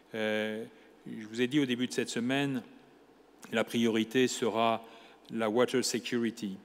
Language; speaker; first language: French; native; French